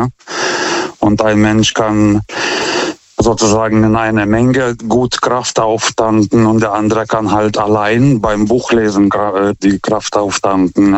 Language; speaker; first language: German; non-native, fluent; Lithuanian